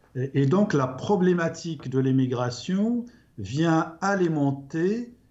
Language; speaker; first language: French; non-native, local second language; Arabic